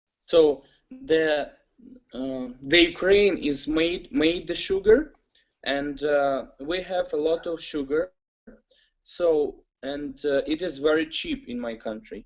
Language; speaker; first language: English; non-native, learner; Ukrainian